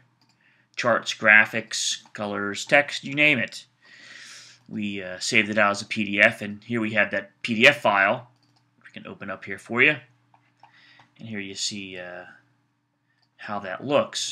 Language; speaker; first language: English; native; English